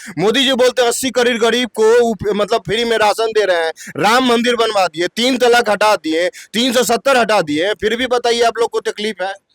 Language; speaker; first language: Hindi; native; Hindi